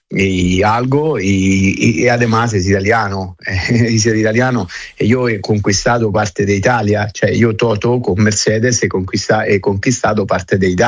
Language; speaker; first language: Spanish; non-native, fluent; Italian